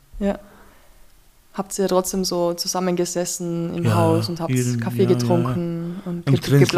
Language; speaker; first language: German; native; German